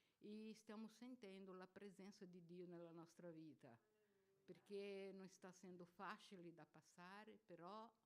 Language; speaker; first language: Italian; non-native, fluent; Portuguese